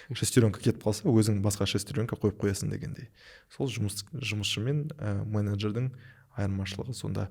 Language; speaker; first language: Kazakh; non-native, local second language; Russian